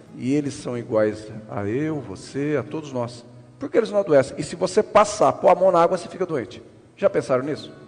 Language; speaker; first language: Portuguese; native; Portuguese